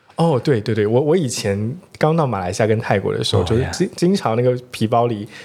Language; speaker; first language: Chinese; native; Chinese